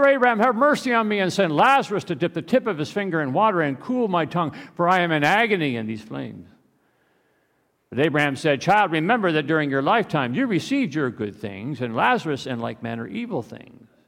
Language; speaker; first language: English; native; English